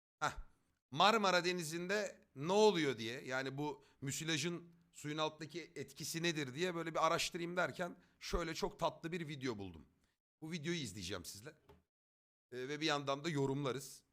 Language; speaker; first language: Turkish; native; Turkish